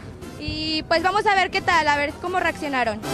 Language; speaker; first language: Spanish; native; Spanish